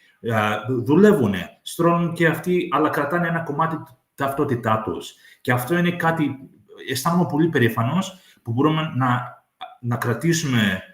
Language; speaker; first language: Greek; early bilingual, heritage; English